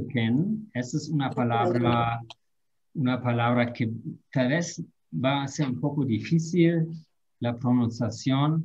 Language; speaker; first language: Spanish; non-native, fluent; German